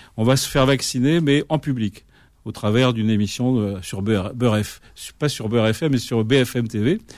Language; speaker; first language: French; native; French